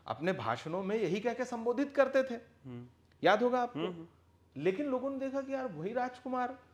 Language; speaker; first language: Hindi; native; Hindi